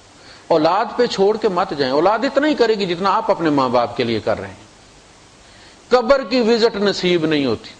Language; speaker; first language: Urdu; non-native, local second language; Punjabi